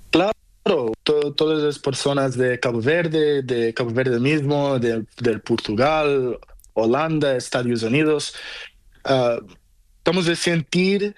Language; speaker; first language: Spanish; non-native, learner; Portuguese